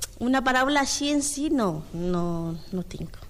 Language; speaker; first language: Catalan; non-native, learner; Spanish